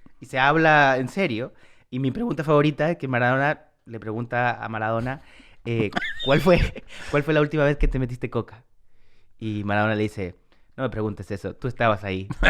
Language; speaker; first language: Spanish; native; Spanish